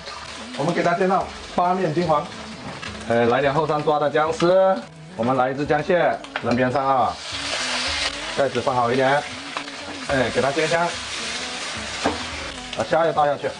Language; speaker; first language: Chinese; native; Chinese